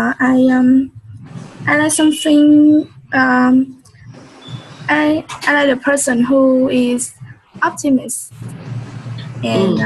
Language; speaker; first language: English; non-native, learner; Vietnamese